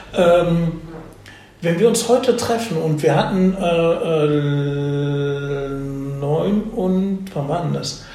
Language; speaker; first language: German; native; German